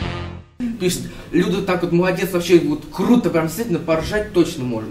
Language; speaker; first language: Russian; native; Russian